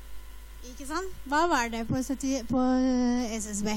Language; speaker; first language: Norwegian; non-native, fluent; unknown